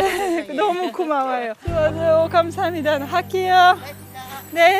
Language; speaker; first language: Korean; non-native, learner; Polish